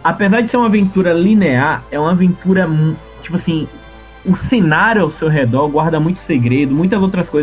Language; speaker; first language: Portuguese; native; Portuguese